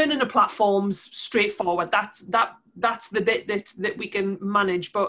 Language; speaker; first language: English; native; English